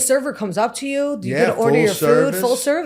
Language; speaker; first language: English; native; English